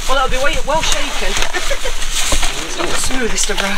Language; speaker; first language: English; native; English